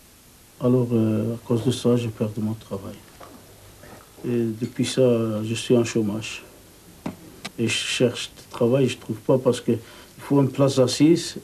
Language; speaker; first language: French; early bilingual, other home language; Turkish